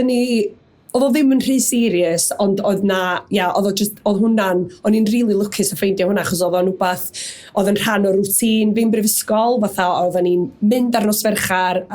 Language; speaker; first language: Welsh; native; Welsh